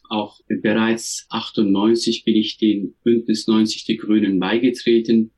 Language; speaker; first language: German; non-native, fluent; Turkish